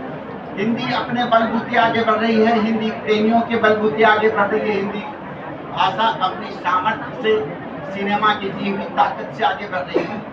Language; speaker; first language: Hindi; native; Hindi